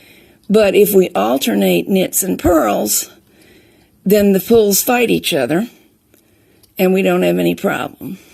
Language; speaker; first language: English; native; English